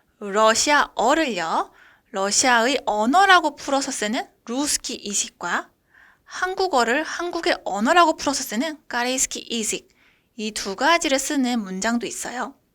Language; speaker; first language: Korean; native; Korean